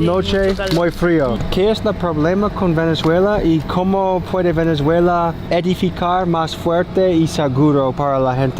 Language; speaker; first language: Spanish; non-native, learner; English